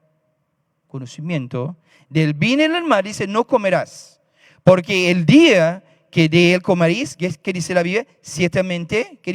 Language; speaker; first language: Spanish; non-native, fluent; English